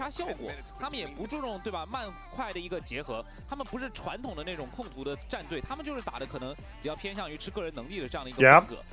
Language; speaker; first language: Chinese; native; Chinese